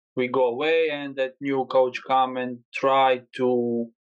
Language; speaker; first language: English; non-native, learner; Croatian